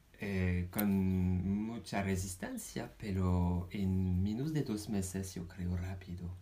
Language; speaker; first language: Spanish; non-native, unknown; French